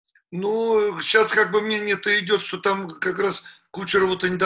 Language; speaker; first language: Russian; native; Russian